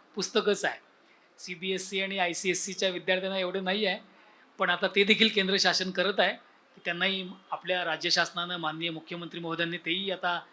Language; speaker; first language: Marathi; native; Marathi